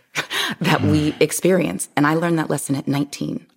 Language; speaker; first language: English; native; English